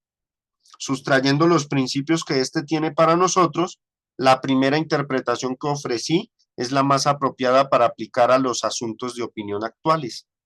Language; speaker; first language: Spanish; native; Spanish